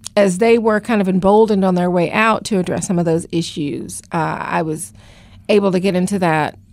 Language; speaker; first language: English; native; English